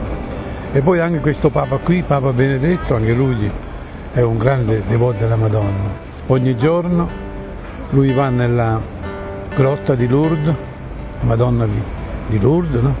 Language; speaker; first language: Italian; native; Italian